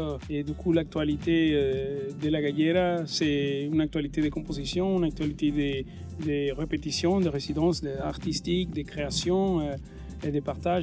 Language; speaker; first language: French; non-native, fluent; Spanish